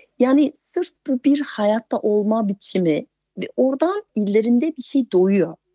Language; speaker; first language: Turkish; non-native, fluent; French